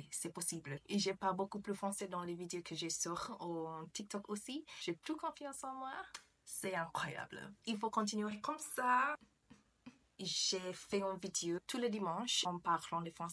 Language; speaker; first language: French; non-native, learner; English